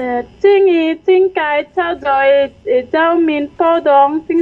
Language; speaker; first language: Cantonese; non-native, learner; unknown